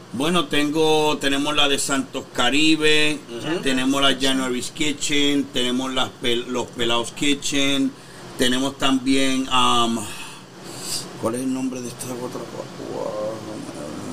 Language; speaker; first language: Spanish; native; Spanish